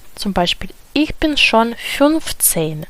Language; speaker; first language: German; non-native, fluent; Ukrainian